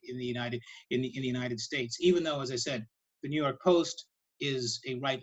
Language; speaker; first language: English; native; English